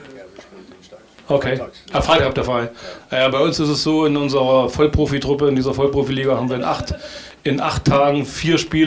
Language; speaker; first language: German; native; German